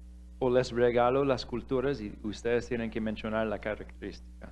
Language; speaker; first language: Spanish; non-native, fluent; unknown